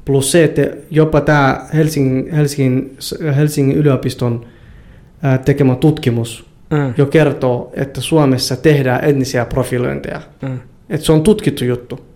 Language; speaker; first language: Finnish; early bilingual, other home language; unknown